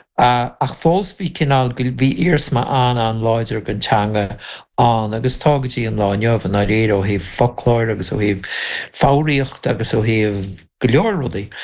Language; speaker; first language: Irish; non-native, local second language; English